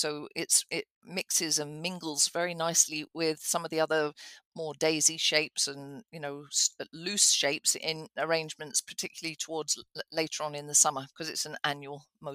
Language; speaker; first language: English; native; English